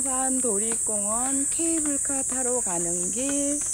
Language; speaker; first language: Korean; native; Korean